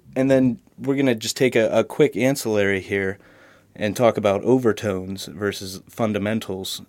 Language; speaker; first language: English; native; English